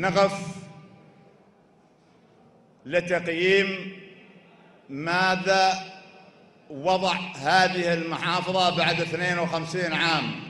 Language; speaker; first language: Arabic; native; Arabic